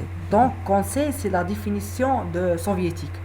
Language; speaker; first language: French; non-native, learner; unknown